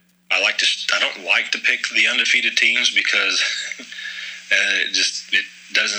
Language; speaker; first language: English; native; English